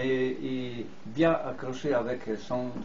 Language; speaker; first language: French; non-native, learner; Polish